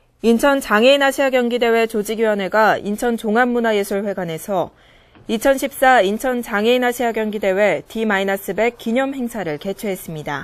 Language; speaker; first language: Korean; native; Korean